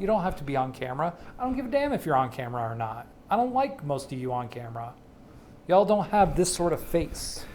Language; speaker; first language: English; native; English